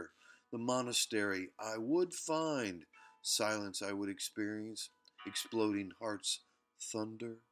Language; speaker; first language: English; native; English